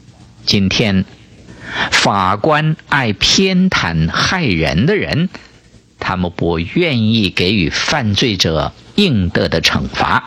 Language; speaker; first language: Chinese; native; Chinese